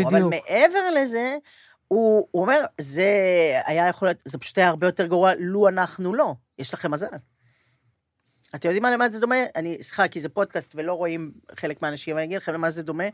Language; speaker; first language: Hebrew; native; Hebrew